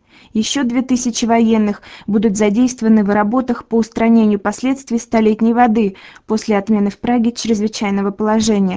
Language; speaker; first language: Russian; native; Russian